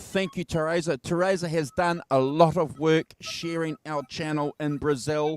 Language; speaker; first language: English; native; English